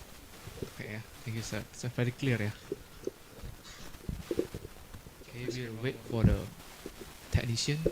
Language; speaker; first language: English; non-native, fluent; Indonesian